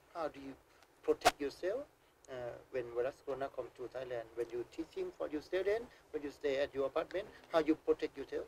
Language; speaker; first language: English; non-native, learner; Thai